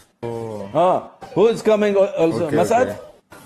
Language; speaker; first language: English; non-native, learner; Arabic